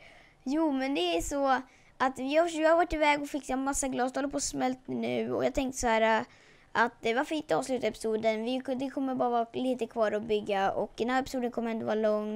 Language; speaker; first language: Swedish; native; Swedish